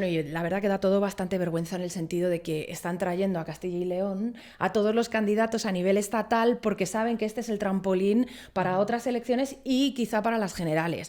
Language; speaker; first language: Spanish; native; Spanish